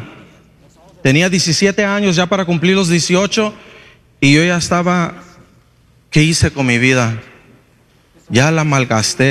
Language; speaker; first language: Spanish; early bilingual, heritage; Spanish